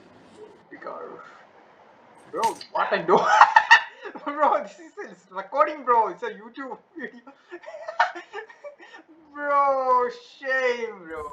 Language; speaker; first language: English; non-native, learner; Malayalam